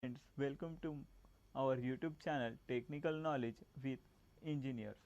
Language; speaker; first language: English; non-native, local second language; Marathi